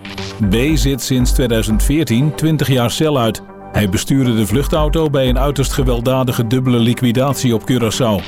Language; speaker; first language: Dutch; native; Dutch